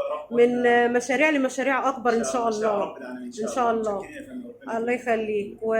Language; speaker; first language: Arabic; native; Arabic